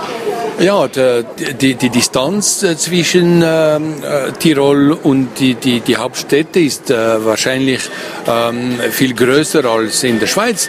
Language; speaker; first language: German; non-native, local second language; French